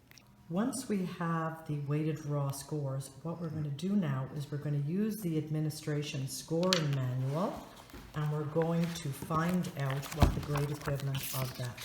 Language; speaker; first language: English; native; English